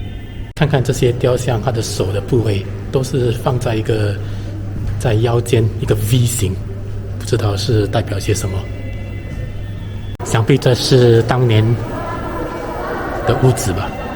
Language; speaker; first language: Chinese; native; Chinese